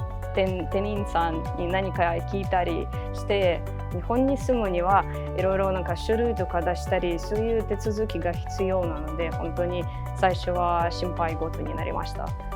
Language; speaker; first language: Japanese; non-native, fluent; Ukrainian